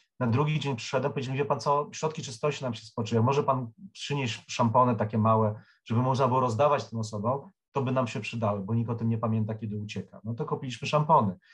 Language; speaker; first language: Polish; native; Polish